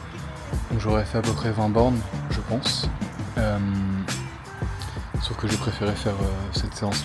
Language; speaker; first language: French; native; French